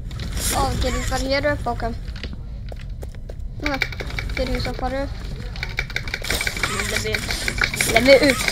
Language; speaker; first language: Icelandic; early bilingual, heritage; Icelandic